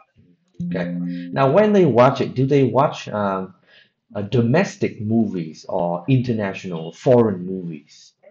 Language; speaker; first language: English; non-native, fluent; Vietnamese